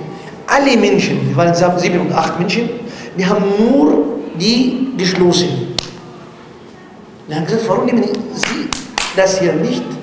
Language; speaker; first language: German; non-native, learner; Arabic